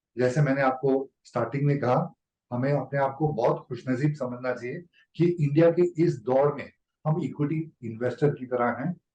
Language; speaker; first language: Hindi; native; Hindi